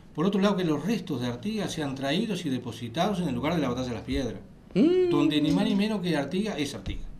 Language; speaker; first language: Spanish; native; Spanish